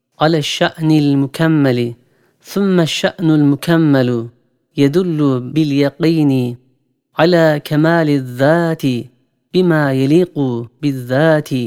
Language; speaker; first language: Arabic; non-native, fluent; Turkish